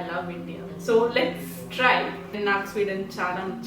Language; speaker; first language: Telugu; non-native, local second language; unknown